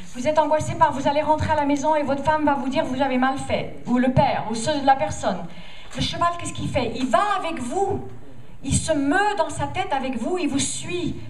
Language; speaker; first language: French; non-native, fluent; English